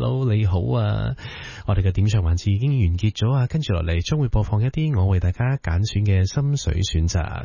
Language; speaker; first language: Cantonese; native; Cantonese